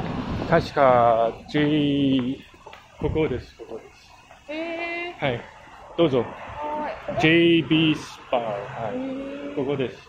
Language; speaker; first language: Japanese; non-native, learner; English